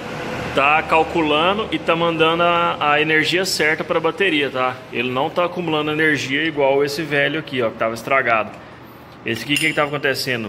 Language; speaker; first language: Portuguese; native; Portuguese